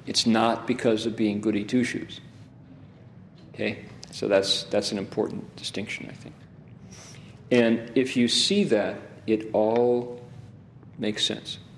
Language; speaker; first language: English; native; English